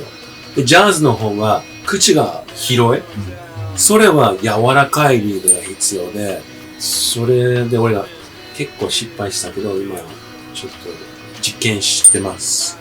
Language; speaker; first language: Japanese; non-native, fluent; English